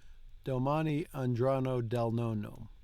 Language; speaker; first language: Italian; non-native, learner; English